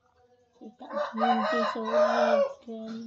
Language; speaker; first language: Indonesian; non-native, local second language; Javanese